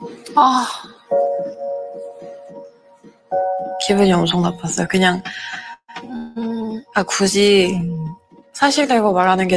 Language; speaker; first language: Korean; non-native, fluent; French